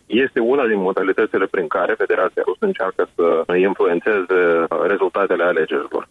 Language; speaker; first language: Romanian; native; Romanian